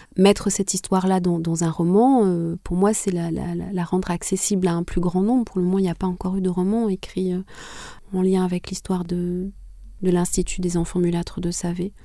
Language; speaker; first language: French; non-native, local second language; Kinyarwanda